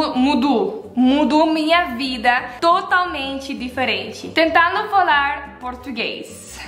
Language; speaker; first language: Portuguese; non-native, learner; Dutch